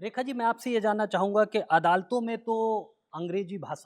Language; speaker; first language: Hindi; native; Hindi